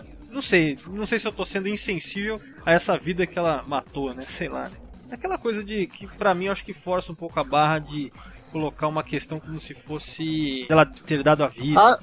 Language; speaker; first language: Portuguese; native; Portuguese